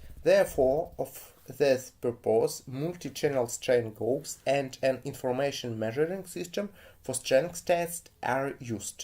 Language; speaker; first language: English; non-native, fluent; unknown